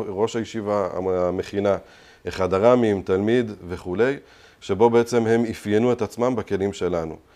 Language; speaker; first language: Hebrew; native; Hebrew